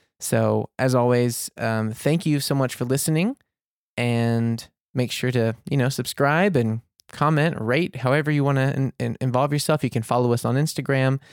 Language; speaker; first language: English; native; English